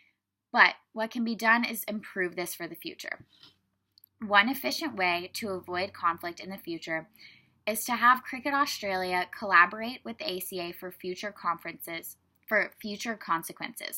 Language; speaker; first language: English; native; English